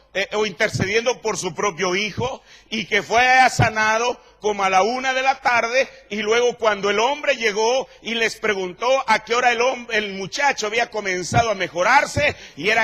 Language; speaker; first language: Spanish; native; Spanish